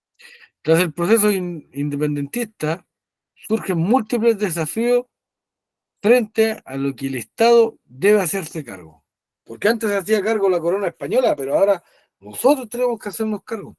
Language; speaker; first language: Spanish; native; Spanish